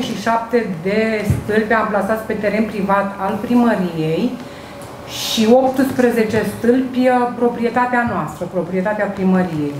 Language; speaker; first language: Romanian; native; Romanian